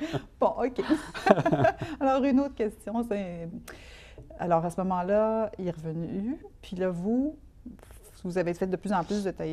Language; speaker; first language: French; native; French